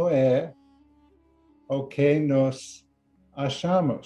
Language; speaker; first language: Portuguese; non-native, learner; English